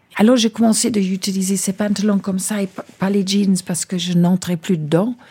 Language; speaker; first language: French; non-native, fluent; English